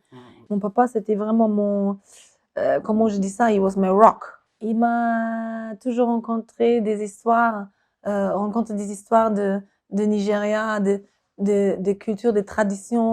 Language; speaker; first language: French; non-native, fluent; German